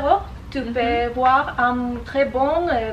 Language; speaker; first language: French; non-native, learner; Spanish